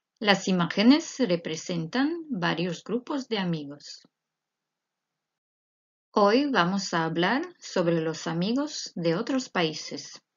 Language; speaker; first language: Spanish; non-native, fluent; Croatian